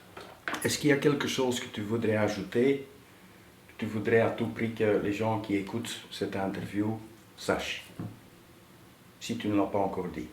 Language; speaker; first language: French; native; French